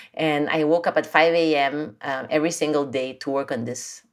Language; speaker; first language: English; non-native, local second language; French